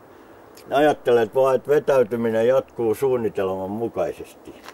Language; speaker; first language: Finnish; native; Finnish